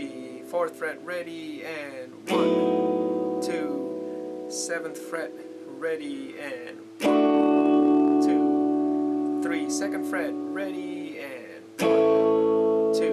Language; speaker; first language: English; native; English